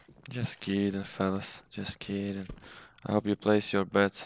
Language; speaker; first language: English; non-native, fluent; Russian